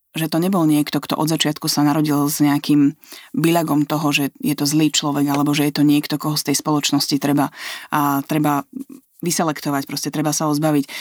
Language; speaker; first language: Slovak; native; Slovak